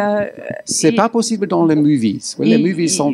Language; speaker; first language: French; non-native, fluent; English